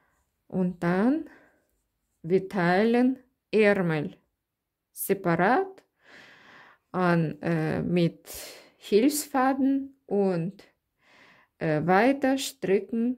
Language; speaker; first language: German; non-native, learner; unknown